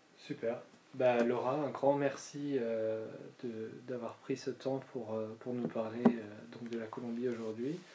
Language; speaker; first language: French; native; French